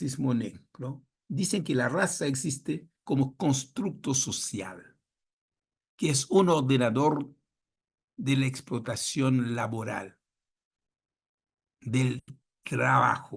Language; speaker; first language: Spanish; non-native, fluent; Haitian Creole